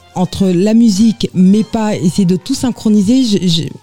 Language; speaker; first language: French; native; French